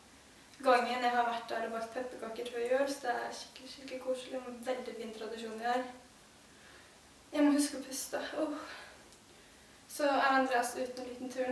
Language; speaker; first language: Norwegian; native; Norwegian